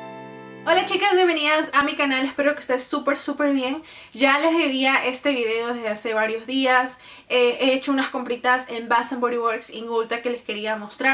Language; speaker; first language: Spanish; native; Spanish